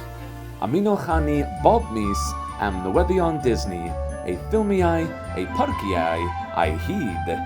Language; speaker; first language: Welsh; non-native, learner; English